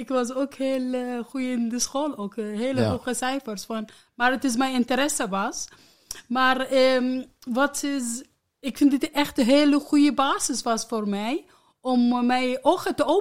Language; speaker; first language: Dutch; non-native, learner; Arabic